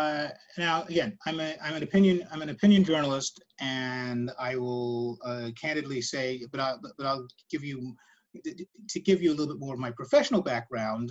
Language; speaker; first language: English; native; English